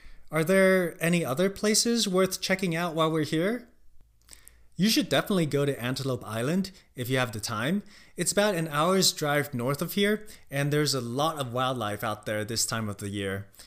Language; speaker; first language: English; non-native, fluent; Chinese